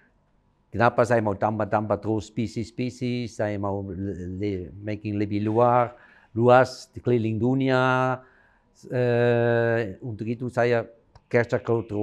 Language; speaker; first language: Indonesian; non-native, fluent; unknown